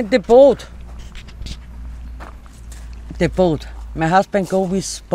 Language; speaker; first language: English; non-native, learner; German